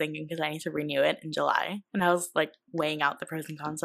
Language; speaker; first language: English; native; English